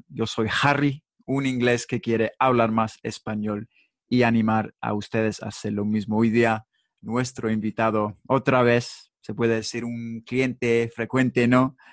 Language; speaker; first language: Spanish; non-native, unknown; English